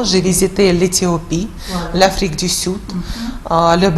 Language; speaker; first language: French; non-native, fluent; Russian